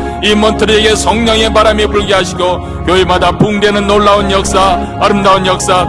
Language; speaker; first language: Korean; native; Korean